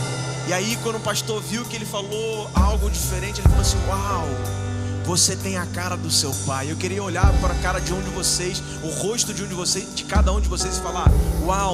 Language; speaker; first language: Portuguese; native; Portuguese